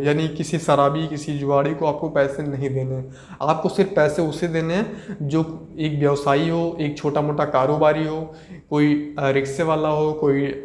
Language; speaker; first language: Hindi; native; Hindi